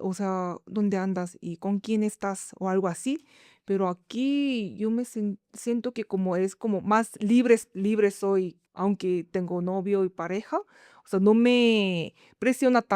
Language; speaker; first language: Spanish; non-native, fluent; Korean